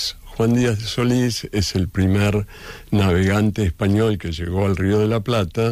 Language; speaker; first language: Spanish; native; Spanish